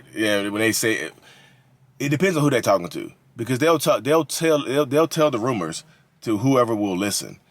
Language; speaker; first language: English; native; English